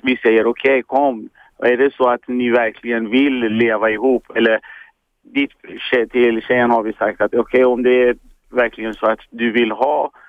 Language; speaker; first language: Swedish; early bilingual, other home language; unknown